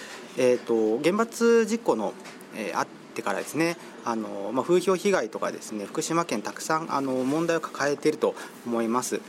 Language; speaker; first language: Japanese; native; Japanese